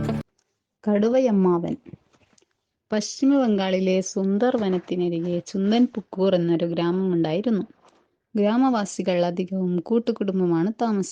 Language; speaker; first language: Malayalam; native; Malayalam